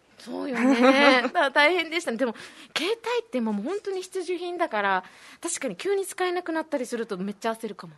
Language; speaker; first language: Japanese; native; Japanese